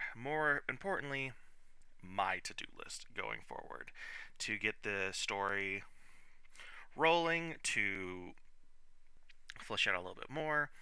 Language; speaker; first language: English; native; English